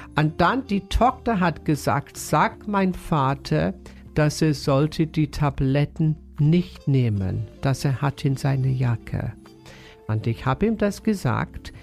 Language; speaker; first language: German; non-native, fluent; English